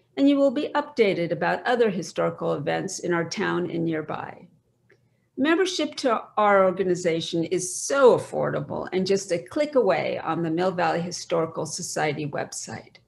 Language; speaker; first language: English; native; English